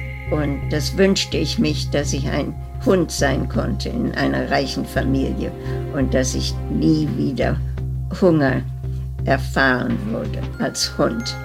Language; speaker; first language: German; early bilingual, heritage; German